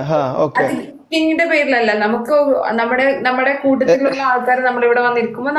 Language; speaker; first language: Malayalam; native; Malayalam